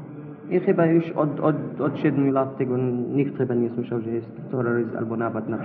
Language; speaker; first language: Polish; non-native, learner; Arabic